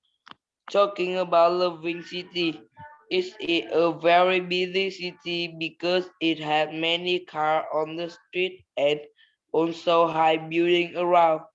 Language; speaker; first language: English; non-native, learner; Vietnamese